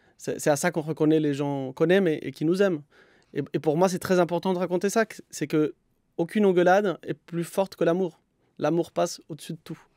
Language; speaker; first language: French; non-native, fluent; Spanish